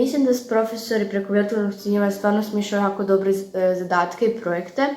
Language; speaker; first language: Croatian; native; Croatian